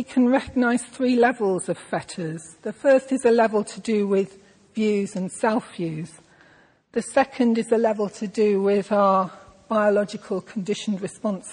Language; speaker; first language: English; native; English